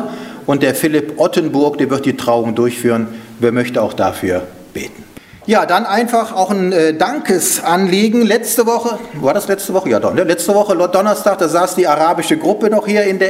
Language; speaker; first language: German; native; German